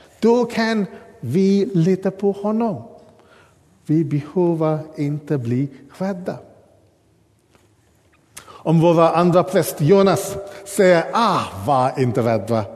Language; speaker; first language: Swedish; non-native, fluent; English